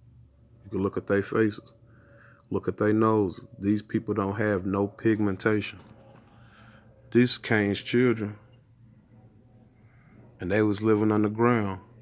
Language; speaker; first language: English; native; English